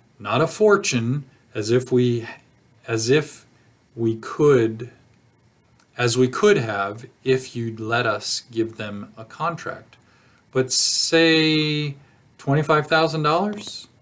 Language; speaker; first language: English; native; English